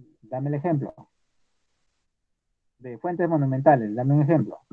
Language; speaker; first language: Spanish; native; Spanish